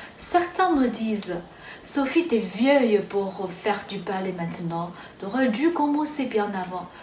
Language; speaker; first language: French; non-native, fluent; Chinese